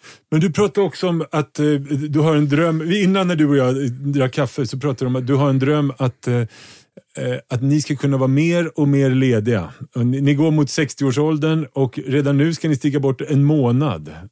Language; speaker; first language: Swedish; native; Swedish